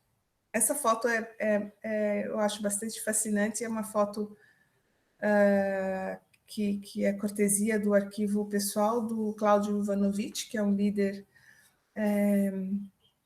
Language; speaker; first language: Portuguese; native; Portuguese